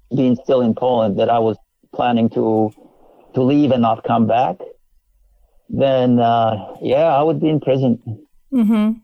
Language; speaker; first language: English; non-native, fluent; Polish